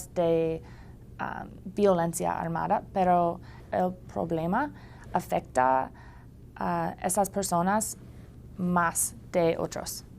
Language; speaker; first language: Spanish; non-native, learner; English